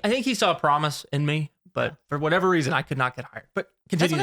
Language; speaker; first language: English; native; English